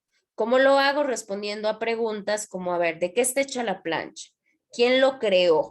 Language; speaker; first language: Spanish; native; Spanish